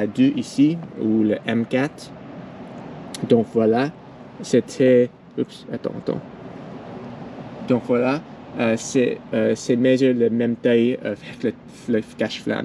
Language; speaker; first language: French; non-native, learner; English